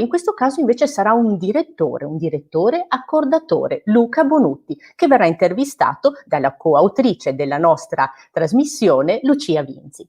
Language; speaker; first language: Italian; native; Italian